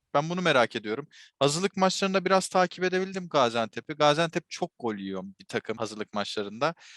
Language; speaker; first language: Turkish; native; Turkish